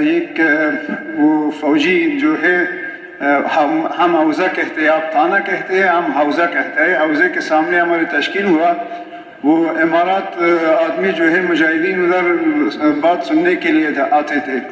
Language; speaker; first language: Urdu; non-native, local second language; Pashto